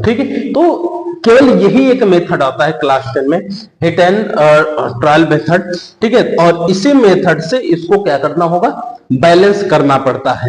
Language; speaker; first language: Hindi; native; Hindi